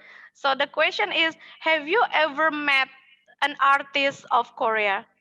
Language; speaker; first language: English; non-native, fluent; Indonesian